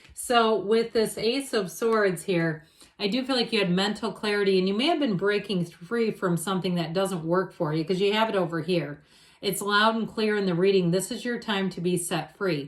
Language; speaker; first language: English; native; English